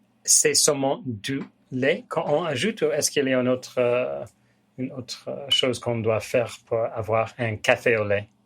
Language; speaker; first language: French; non-native, fluent; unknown